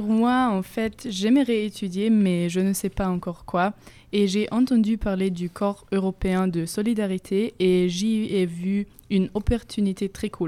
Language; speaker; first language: French; non-native, fluent; German